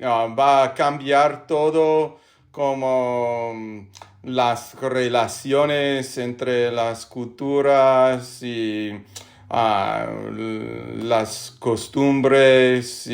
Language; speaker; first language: Spanish; non-native, learner; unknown